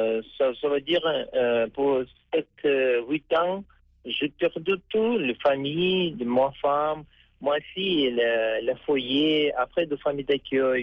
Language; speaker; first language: French; non-native, learner; Russian